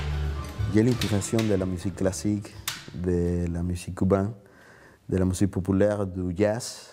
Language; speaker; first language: French; non-native, learner; Spanish